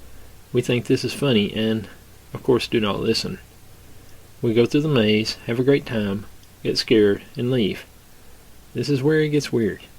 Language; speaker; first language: English; native; English